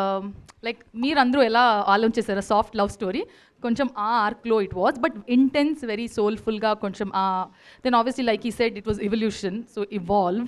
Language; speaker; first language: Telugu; non-native, local second language; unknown